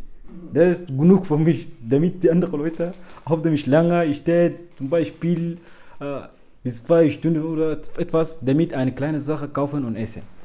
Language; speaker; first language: German; non-native, learner; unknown